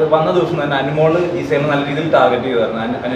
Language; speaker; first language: Malayalam; native; Malayalam